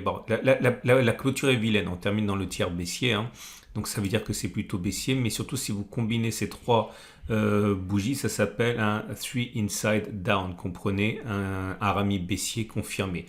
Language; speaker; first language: French; native; French